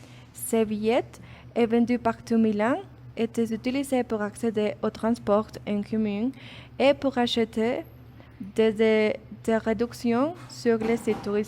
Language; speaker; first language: French; non-native, learner; Spanish